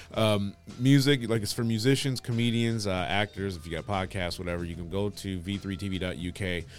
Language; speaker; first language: English; native; English